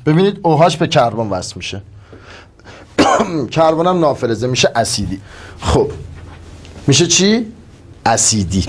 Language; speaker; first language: Persian; native; Persian